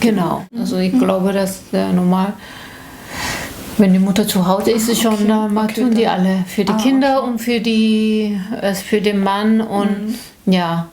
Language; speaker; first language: German; non-native, learner; Korean